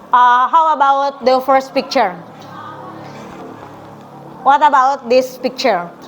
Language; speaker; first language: English; non-native, fluent; Indonesian